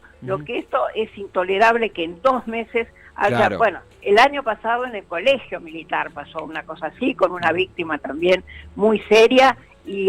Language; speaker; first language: Spanish; native; Spanish